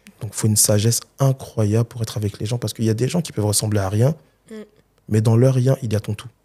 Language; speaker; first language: French; early bilingual, other home language; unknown